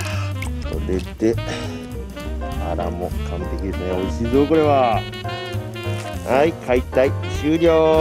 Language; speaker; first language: Japanese; native; Japanese